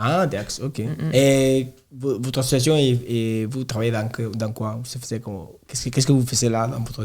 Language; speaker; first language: French; non-native, learner; Spanish